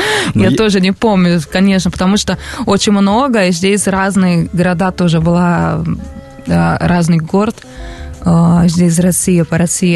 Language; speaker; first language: Russian; non-native, learner; Portuguese